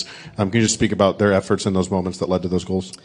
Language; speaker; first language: English; native; English